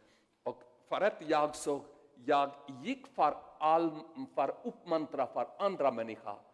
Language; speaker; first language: Swedish; non-native, learner; Urdu